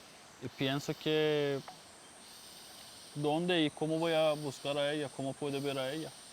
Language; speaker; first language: Spanish; non-native, learner; Persian